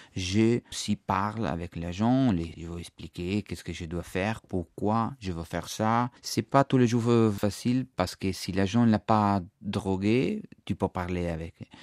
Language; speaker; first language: French; non-native, learner; Italian